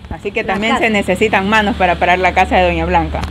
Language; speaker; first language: Spanish; native; Spanish